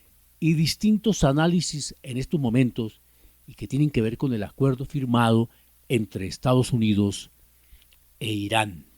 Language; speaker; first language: Spanish; native; Spanish